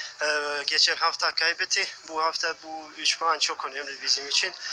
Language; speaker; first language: Turkish; non-native, learner; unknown